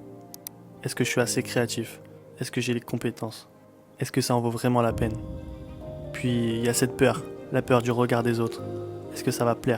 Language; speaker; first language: French; native; French